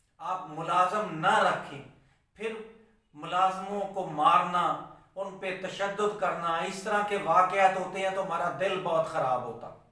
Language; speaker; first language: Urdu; non-native, local second language; Punjabi